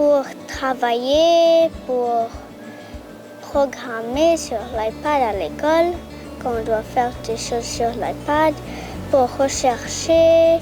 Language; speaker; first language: French; native; French